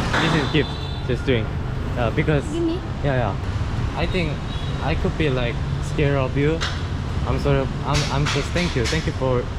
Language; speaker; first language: English; non-native, learner; Korean